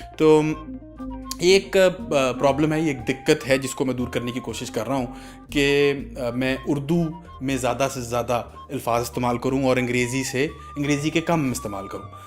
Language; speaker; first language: Urdu; native; Urdu